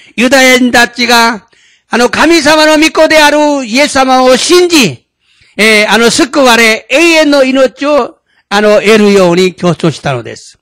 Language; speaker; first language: Japanese; non-native, fluent; Korean